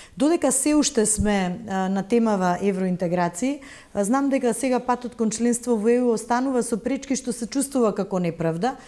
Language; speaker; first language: Macedonian; native; Macedonian